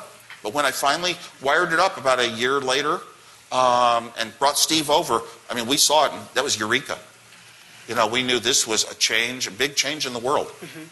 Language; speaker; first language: English; native; English